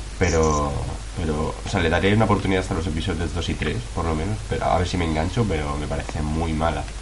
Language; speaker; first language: Spanish; native; Spanish